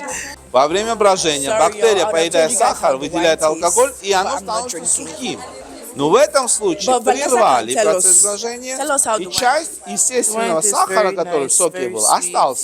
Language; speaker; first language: Russian; non-native, local second language; Georgian